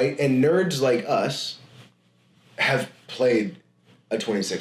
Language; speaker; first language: English; native; English